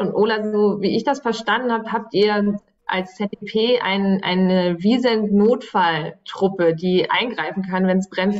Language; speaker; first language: German; native; German